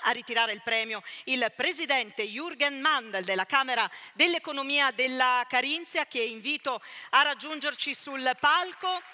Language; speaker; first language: Italian; native; Italian